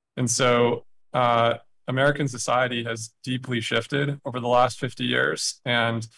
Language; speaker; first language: English; native; English